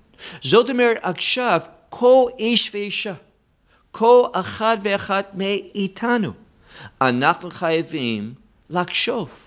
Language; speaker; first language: Hebrew; non-native, fluent; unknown